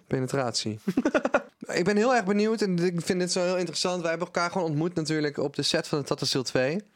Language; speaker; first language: Dutch; native; Dutch